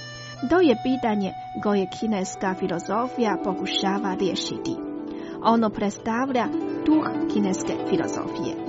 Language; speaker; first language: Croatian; non-native, fluent; Chinese